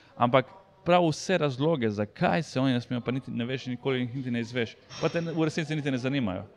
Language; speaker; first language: Slovenian; early bilingual, other home language; Serbian